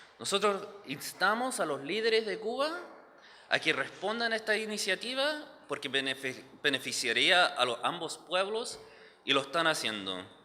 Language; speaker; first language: Spanish; early bilingual, heritage; English